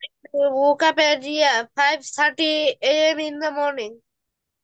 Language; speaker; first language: English; non-native, learner; Bangla